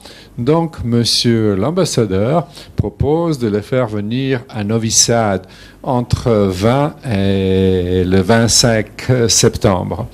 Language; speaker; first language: French; non-native, fluent; Serbian